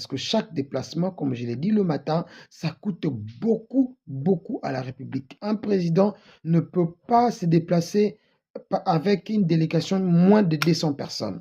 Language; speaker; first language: French; non-native, local second language; Lingala